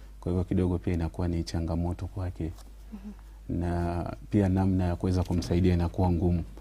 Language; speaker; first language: Swahili; non-native, local second language; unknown